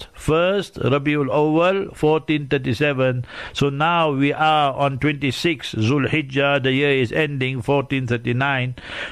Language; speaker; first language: English; native; English